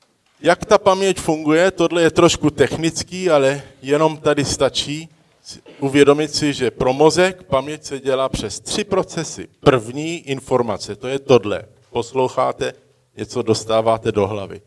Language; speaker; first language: Czech; early bilingual, heritage; Czech